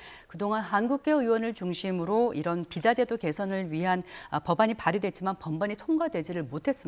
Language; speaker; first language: Korean; native; Korean